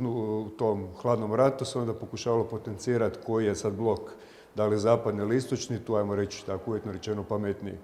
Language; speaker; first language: Croatian; native; Croatian